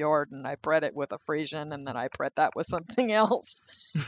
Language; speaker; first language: English; native; English